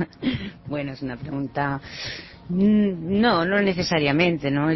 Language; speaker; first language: Spanish; early bilingual, heritage; Spanish